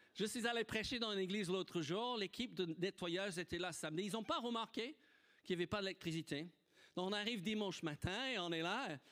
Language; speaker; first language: French; non-native, fluent; English